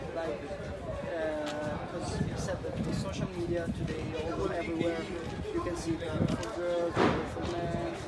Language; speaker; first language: English; non-native, fluent; Italian